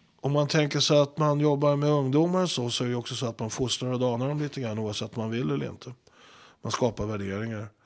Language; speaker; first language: Swedish; native; Swedish